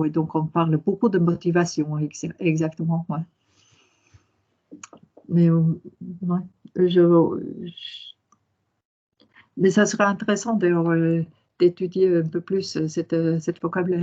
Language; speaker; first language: French; non-native, fluent; Norwegian